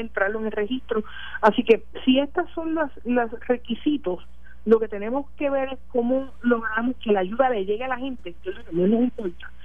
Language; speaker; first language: Spanish; native; Spanish